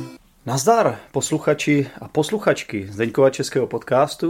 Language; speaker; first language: Czech; native; Czech